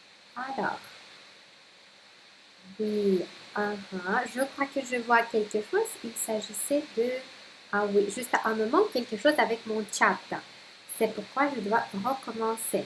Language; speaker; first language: French; non-native, fluent; Russian